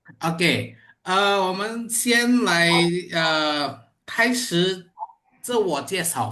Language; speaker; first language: Chinese; non-native, fluent; Indonesian